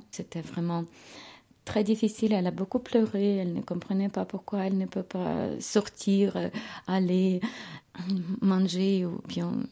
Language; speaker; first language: French; non-native, fluent; Ukrainian